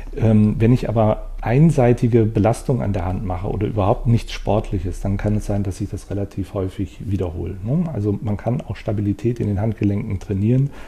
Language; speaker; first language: German; native; German